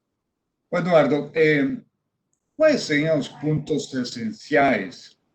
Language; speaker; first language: Portuguese; non-native, fluent; Spanish